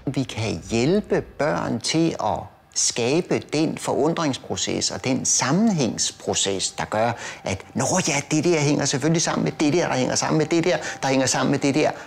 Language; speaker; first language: Danish; native; Danish